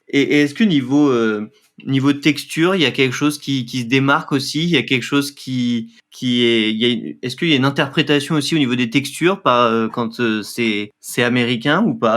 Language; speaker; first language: French; native; French